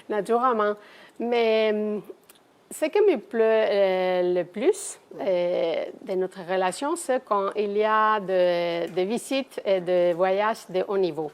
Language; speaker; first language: French; non-native, fluent; Spanish